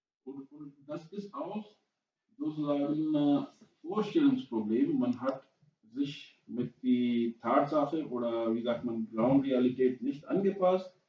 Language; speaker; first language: German; non-native, fluent; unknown